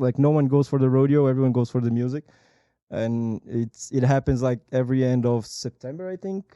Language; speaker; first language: English; non-native, fluent; Portuguese